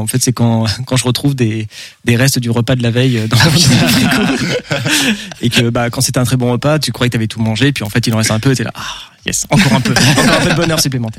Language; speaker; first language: French; native; French